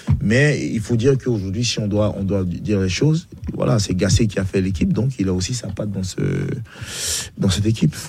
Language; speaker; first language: French; native; French